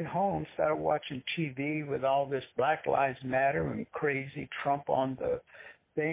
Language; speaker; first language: English; native; English